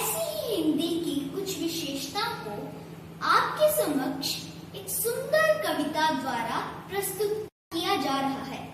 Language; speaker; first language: Hindi; native; Hindi